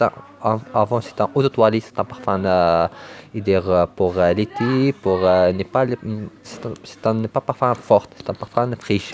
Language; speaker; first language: French; non-native, learner; Arabic